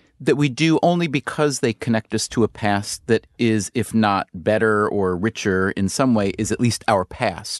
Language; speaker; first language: English; native; English